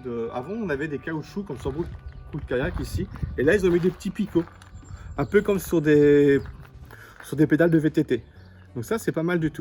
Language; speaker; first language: French; native; French